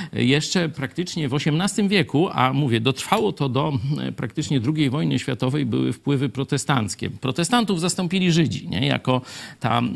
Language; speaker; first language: Polish; native; Polish